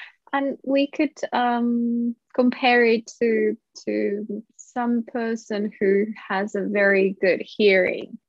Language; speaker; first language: English; non-native, fluent; Finnish